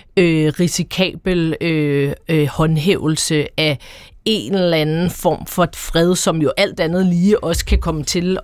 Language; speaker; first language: Danish; native; Danish